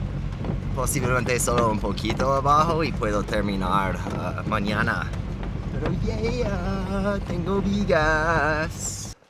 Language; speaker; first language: Spanish; non-native, fluent; English